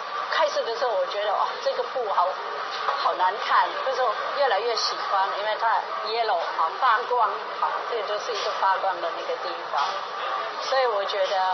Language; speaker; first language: Chinese; non-native, fluent; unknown